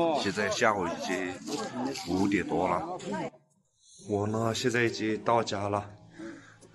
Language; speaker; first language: Chinese; non-native, local second language; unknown